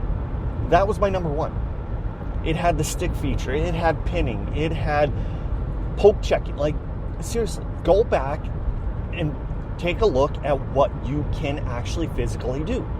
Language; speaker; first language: English; native; English